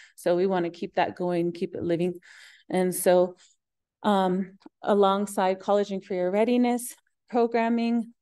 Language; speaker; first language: English; native; English